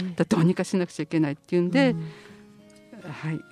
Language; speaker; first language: Japanese; native; Japanese